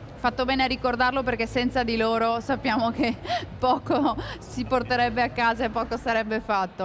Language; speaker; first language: Italian; native; Italian